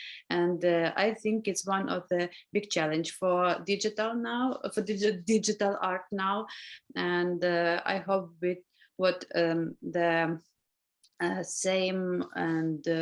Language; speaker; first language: English; non-native, learner; Ukrainian